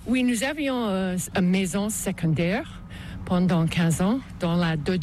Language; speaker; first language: French; non-native, local second language; English